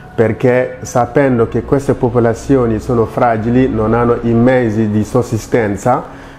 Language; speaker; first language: Italian; non-native, fluent; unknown